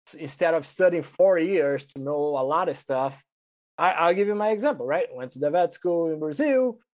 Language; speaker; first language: English; non-native, fluent; Portuguese